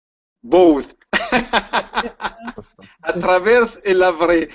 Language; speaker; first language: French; non-native, learner; Spanish